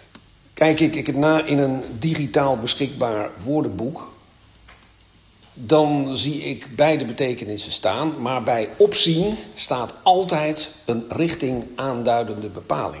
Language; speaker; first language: Dutch; native; Dutch